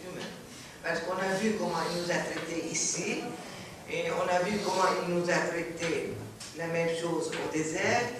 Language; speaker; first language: French; non-native, fluent; Arabic